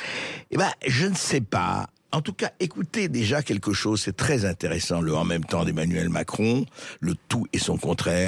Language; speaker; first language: French; native; French